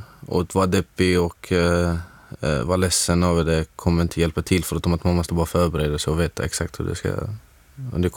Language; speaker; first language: Swedish; non-native, fluent; Arabic